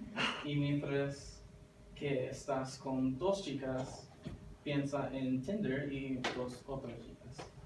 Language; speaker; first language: Spanish; non-native, learner; English